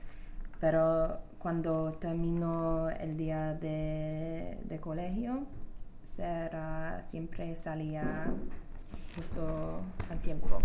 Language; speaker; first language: Spanish; non-native, learner; English